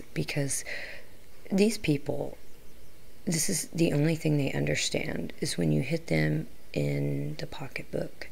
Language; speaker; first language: English; native; English